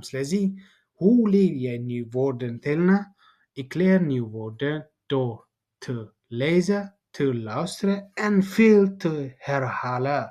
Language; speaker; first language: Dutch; non-native, learner; Tigrinya